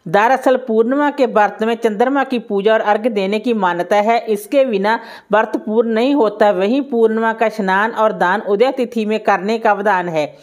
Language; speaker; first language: Hindi; native; Hindi